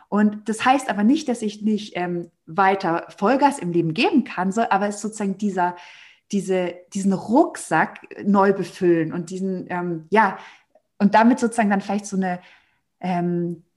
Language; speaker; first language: German; native; German